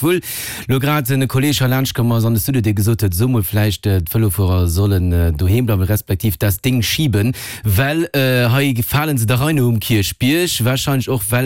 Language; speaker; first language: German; non-native, local second language; Luxembourgish